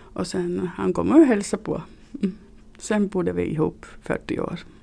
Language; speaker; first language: Swedish; non-native, learner; Finnish